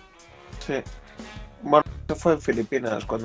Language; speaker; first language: Spanish; native; Spanish